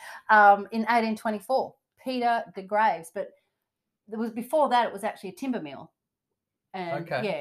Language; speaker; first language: English; native; English